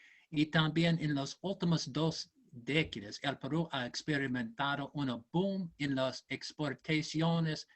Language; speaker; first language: Spanish; non-native, learner; English